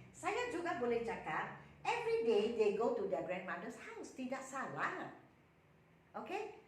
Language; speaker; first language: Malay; non-native, local second language; Chinese